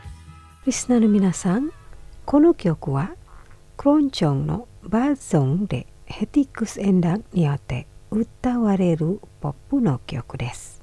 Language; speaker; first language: Japanese; non-native, fluent; Indonesian